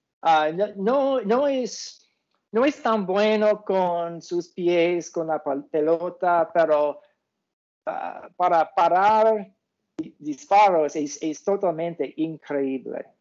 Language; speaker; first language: Spanish; non-native, learner; English